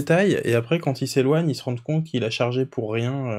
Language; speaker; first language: French; native; French